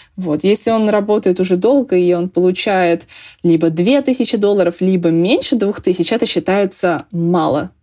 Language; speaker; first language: Russian; native; Russian